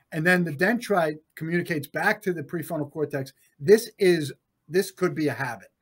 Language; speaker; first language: English; native; English